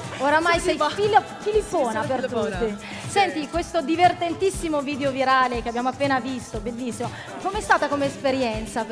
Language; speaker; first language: Italian; native; Italian